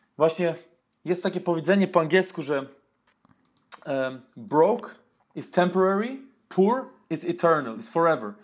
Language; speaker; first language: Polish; early bilingual, heritage; Polish